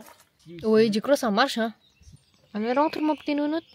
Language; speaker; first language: French; native; French